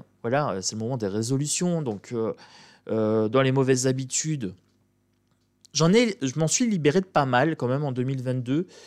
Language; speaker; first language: French; native; French